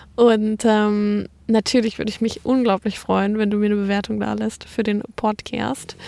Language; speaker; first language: German; native; German